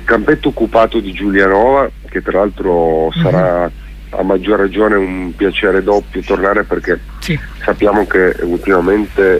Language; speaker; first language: Italian; native; Italian